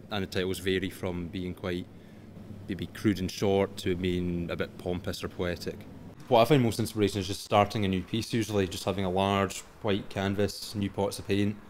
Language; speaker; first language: English; native; English